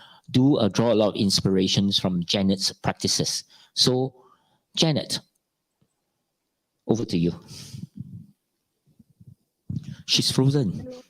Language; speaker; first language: English; non-native, local second language; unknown